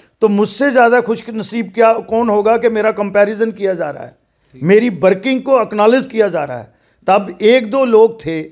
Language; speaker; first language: Hindi; non-native, local second language; Dogri